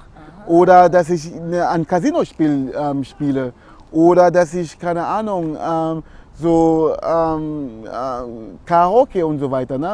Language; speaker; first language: German; non-native, fluent; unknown